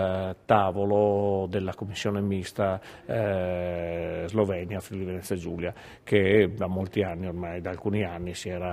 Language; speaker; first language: Italian; native; Italian